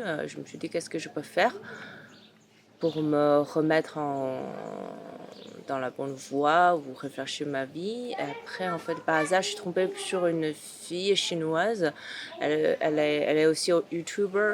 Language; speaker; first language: French; non-native, fluent; Chinese